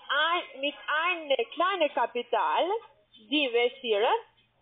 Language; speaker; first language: German; non-native, learner; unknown